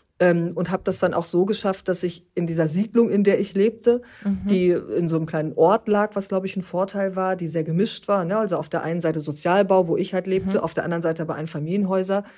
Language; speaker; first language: German; early bilingual, other home language; Turkish